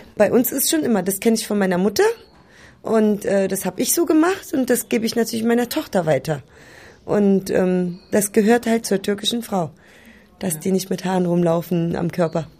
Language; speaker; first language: German; early bilingual, other home language; Turkish